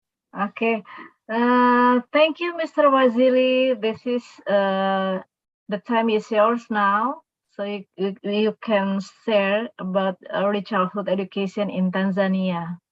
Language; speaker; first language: English; non-native, local second language; Indonesian